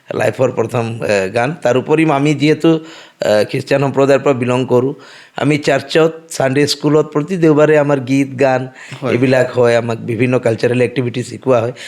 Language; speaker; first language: Assamese; non-native, local second language; Sadri